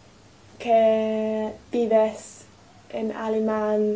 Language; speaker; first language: Spanish; non-native, learner; English